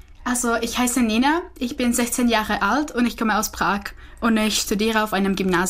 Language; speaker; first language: German; non-native, fluent; Czech